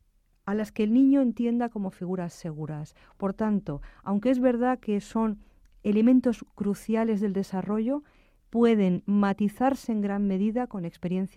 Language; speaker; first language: Spanish; native; Spanish